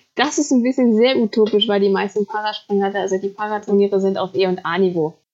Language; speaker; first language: German; native; German